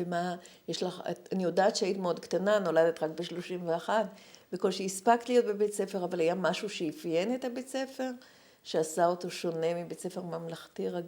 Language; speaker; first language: Hebrew; native; Hebrew